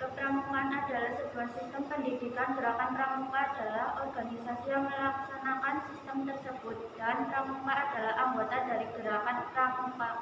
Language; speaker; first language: Indonesian; native; Indonesian